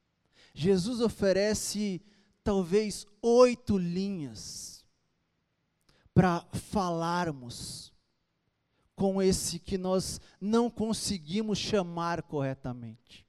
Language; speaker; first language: Portuguese; native; Portuguese